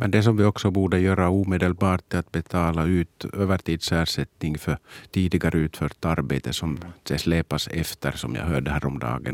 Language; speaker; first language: Swedish; native; Swedish